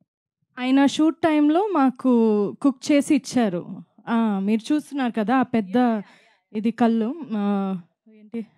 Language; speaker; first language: Telugu; non-native, fluent; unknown